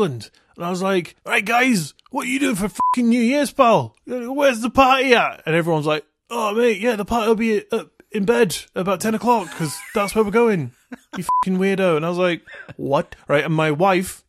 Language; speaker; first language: English; native; English